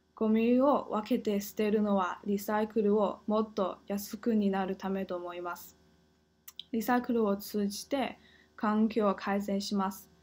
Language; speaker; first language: Japanese; non-native, learner; English